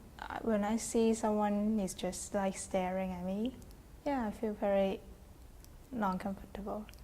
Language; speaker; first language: English; non-native, fluent; Chinese